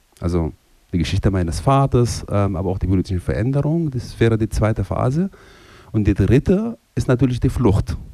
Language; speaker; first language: German; non-native, fluent; Arabic